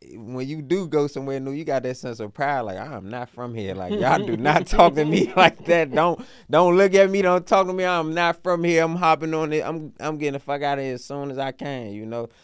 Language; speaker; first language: English; native; English